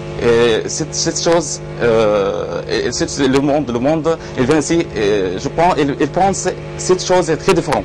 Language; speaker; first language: French; non-native, learner; Arabic